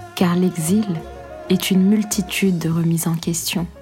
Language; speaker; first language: French; non-native, local second language; Arabic